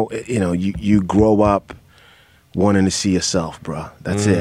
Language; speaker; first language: English; non-native, local second language; Akan